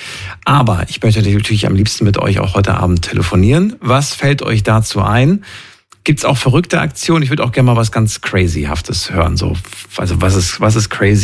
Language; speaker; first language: German; native; German